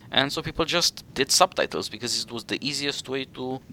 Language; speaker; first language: English; non-native, fluent; Romanian